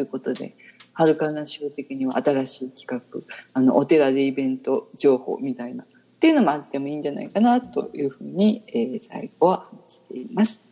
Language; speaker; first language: Japanese; native; Japanese